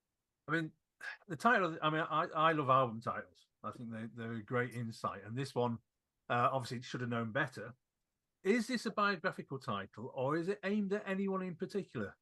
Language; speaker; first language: English; native; English